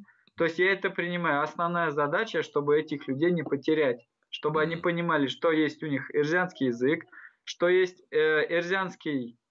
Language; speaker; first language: Russian; non-native, local second language; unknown